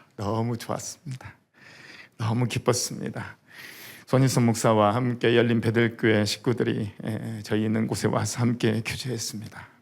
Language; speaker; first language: Korean; native; Korean